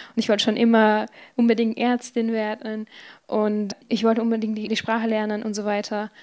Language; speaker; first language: German; non-native, fluent; Persian